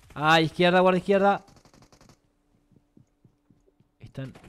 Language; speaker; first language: Spanish; native; Spanish